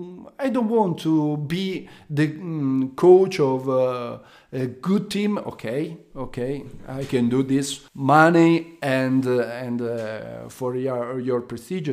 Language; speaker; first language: English; non-native, learner; Italian